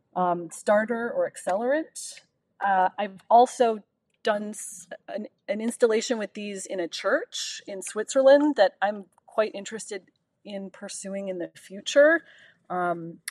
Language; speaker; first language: English; native; English